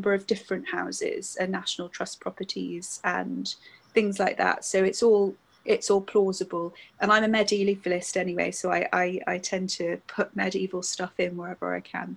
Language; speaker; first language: English; native; English